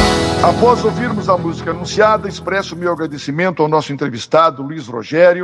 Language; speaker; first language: Portuguese; native; Portuguese